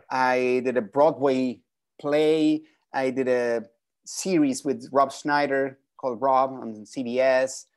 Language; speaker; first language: English; non-native, fluent; Spanish